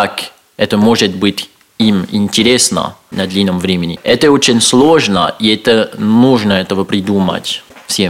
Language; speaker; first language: Russian; non-native, learner; French